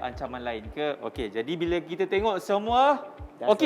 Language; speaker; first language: Malay; native; Malay